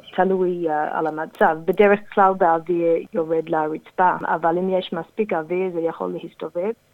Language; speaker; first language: Hebrew; non-native, fluent; English